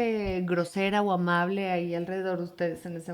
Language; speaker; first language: Spanish; native; Spanish